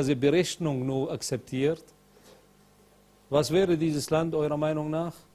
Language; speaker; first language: German; non-native, fluent; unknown